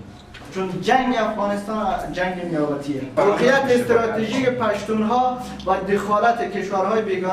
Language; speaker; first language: Persian; native; Persian